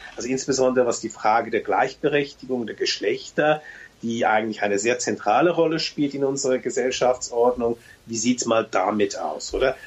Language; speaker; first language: German; early bilingual, other home language; Turkish